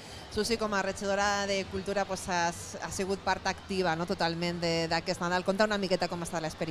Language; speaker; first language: Catalan; native; Catalan